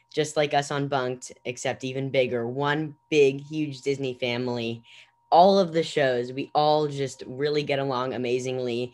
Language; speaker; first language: English; native; English